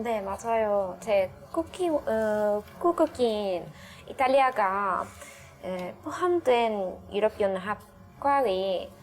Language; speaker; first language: Korean; non-native, learner; Italian